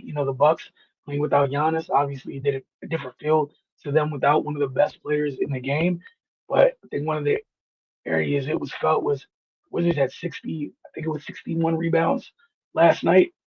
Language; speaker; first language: English; native; English